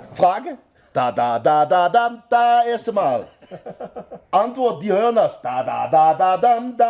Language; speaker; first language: German; non-native, learner; Dutch